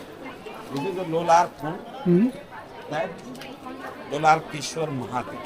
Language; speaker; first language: English; non-native, local second language; Hindi